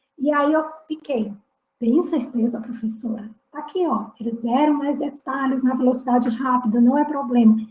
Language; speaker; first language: Portuguese; native; Portuguese